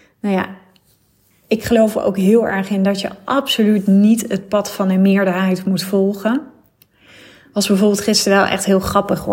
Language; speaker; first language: Dutch; native; Dutch